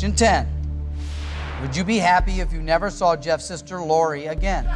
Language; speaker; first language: English; native; English